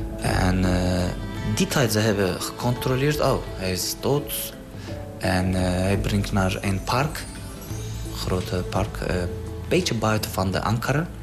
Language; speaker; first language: Dutch; non-native, learner; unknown